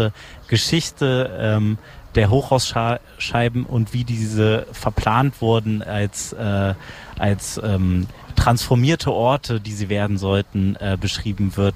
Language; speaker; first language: German; native; German